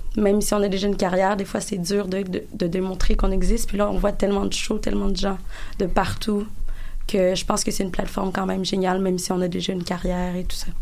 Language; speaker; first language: French; native; French